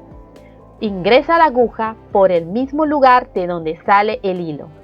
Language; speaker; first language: Spanish; native; Spanish